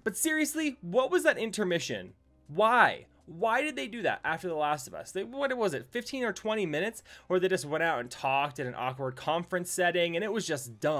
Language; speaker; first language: English; native; English